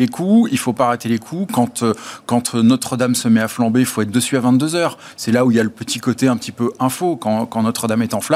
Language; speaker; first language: French; native; French